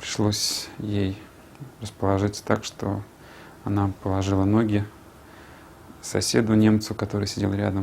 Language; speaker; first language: Russian; native; Russian